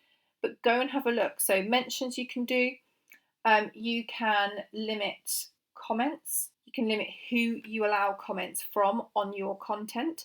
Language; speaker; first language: English; native; English